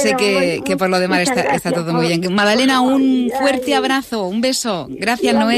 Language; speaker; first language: Spanish; native; Spanish